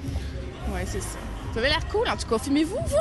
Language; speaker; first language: French; native; French